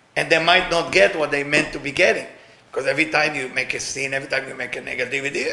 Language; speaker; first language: English; non-native, fluent; Hebrew